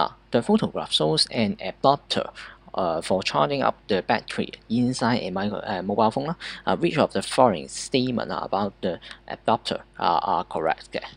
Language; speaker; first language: English; non-native, local second language; Cantonese